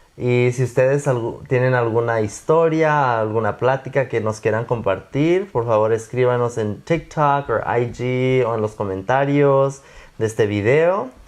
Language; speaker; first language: Spanish; early bilingual, other home language; English